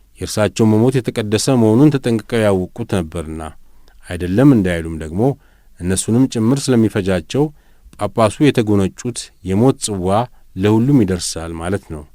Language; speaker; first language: Amharic; native; Amharic